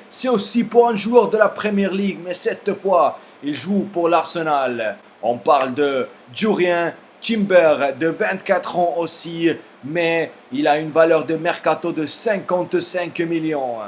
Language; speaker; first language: French; non-native, fluent; Spanish